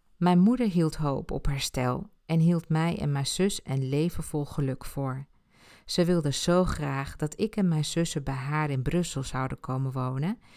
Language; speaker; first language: Dutch; early bilingual, other home language; Spanish